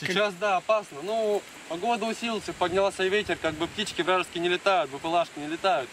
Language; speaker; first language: Russian; native; Russian